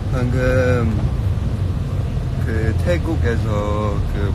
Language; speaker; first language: Korean; non-native, learner; Cantonese